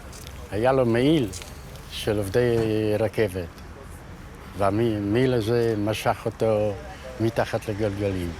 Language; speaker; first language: Hebrew; non-native, fluent; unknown